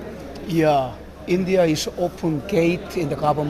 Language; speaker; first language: English; non-native, learner; Korean